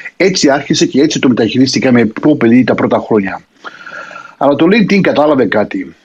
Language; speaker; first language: Greek; early bilingual, heritage; Greek